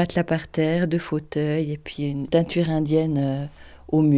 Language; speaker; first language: French; native; French